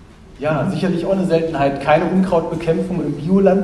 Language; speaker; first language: German; native; German